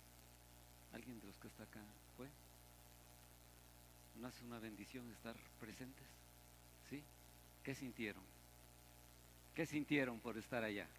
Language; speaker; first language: Spanish; native; Spanish